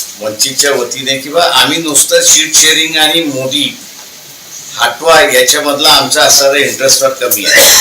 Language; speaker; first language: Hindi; non-native, local second language; Marathi